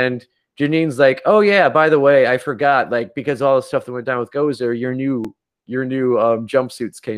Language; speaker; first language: English; native; English